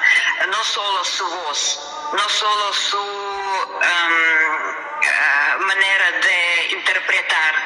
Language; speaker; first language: Spanish; non-native, learner; Russian